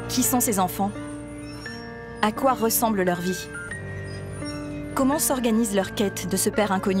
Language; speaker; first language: French; native; French